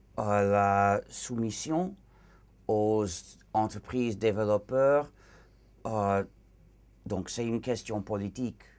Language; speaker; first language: French; non-native, fluent; English